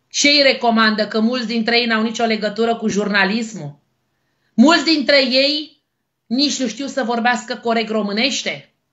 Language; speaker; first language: Romanian; native; Romanian